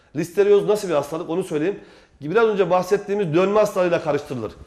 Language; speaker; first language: Turkish; native; Turkish